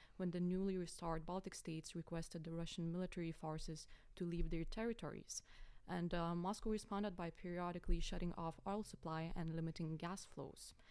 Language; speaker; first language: English; non-native, fluent; Lithuanian